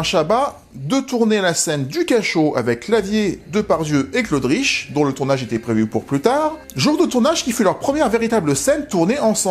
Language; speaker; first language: French; native; French